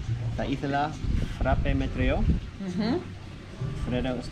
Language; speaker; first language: Greek; non-native, learner; English